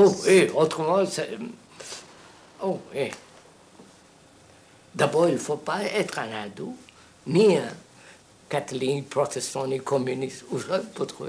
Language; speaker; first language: French; non-native, fluent; Telugu